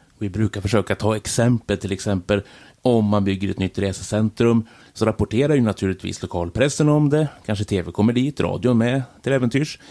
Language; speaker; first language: Swedish; native; Swedish